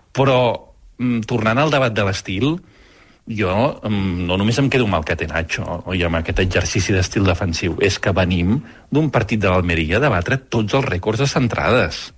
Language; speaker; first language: Catalan; native; Catalan